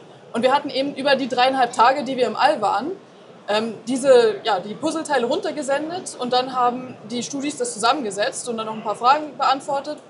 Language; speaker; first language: German; native; German